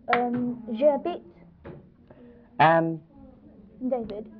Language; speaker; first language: French; non-native, learner; English